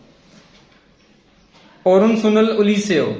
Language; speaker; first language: Korean; non-native, fluent; Punjabi